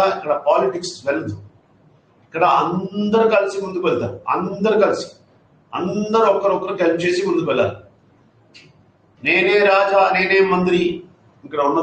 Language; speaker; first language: Telugu; non-native, fluent; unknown